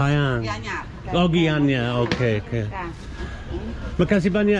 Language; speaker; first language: Indonesian; non-native, learner; English